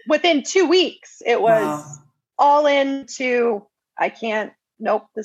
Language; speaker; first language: English; native; English